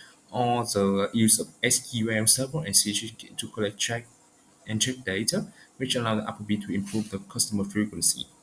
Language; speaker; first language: English; non-native, learner; Vietnamese